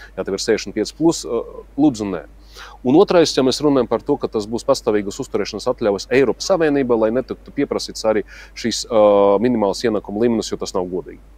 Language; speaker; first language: Latvian; non-native, local second language; Russian